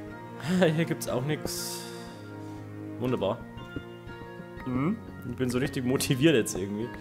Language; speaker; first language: German; native; German